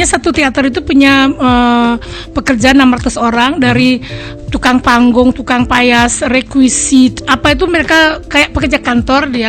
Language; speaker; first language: Indonesian; non-native, local second language; Balinese